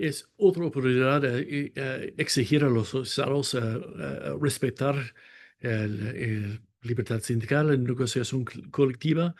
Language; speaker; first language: Spanish; non-native, fluent; English